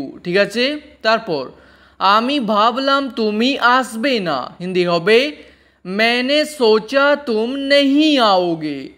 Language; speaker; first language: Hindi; non-native, local second language; Bangla